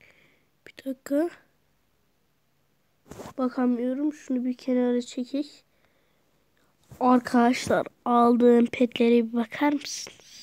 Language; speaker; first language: Turkish; native; Turkish